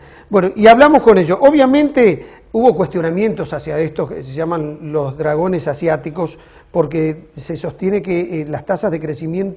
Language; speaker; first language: Spanish; native; Spanish